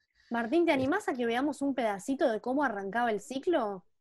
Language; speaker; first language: Spanish; native; Spanish